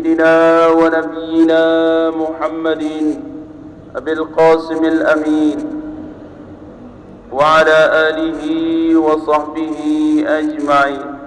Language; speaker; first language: Arabic; non-native, fluent; Sasak